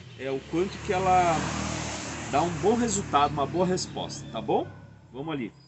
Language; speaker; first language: Portuguese; native; Portuguese